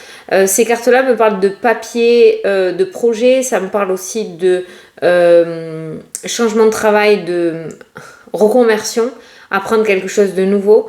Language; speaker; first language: French; native; French